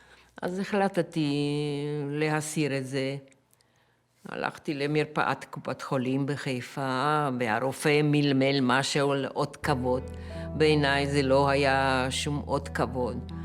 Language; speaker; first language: Hebrew; non-native, fluent; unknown